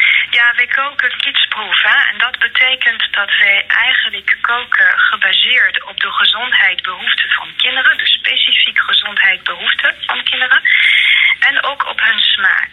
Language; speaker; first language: Dutch; non-native, fluent; French